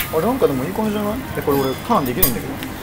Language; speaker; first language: Japanese; native; Japanese